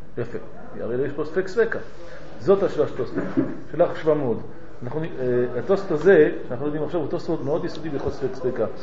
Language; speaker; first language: Hebrew; non-native, fluent; French